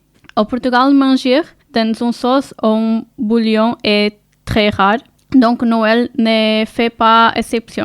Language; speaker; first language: French; non-native, learner; Portuguese